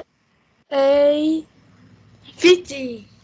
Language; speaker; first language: English; non-native, learner; Vietnamese